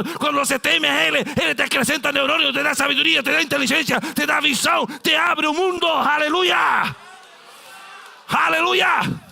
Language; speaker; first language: Portuguese; non-native, fluent; Spanish